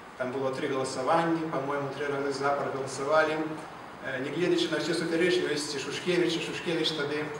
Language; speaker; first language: Belarusian; non-native, local second language; Russian